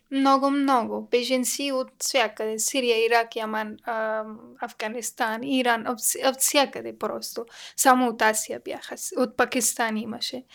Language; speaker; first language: Bulgarian; non-native, learner; Persian